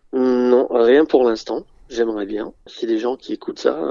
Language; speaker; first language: French; early bilingual, other home language; English